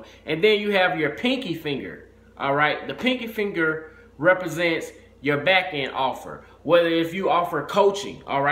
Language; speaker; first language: English; native; English